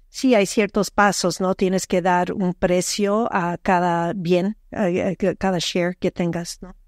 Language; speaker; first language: Spanish; early bilingual, heritage; Spanish